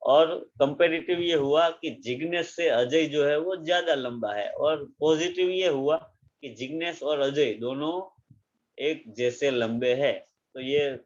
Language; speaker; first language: Hindi; non-native, local second language; Gujarati